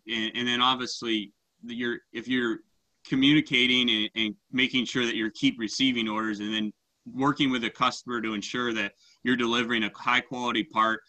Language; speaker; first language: English; native; English